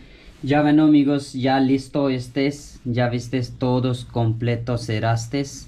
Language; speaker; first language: Spanish; non-native, learner; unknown